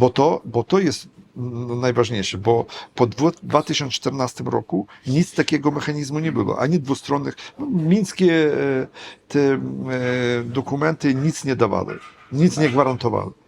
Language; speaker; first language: Polish; non-native, fluent; Ukrainian